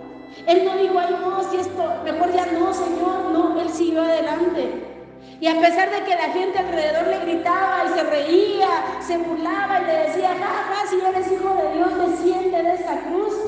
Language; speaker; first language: Spanish; native; Spanish